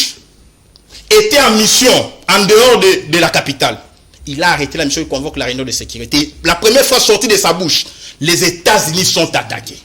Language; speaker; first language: French; non-native, local second language; Lingala